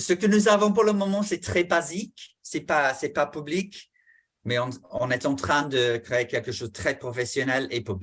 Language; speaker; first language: French; non-native, fluent; English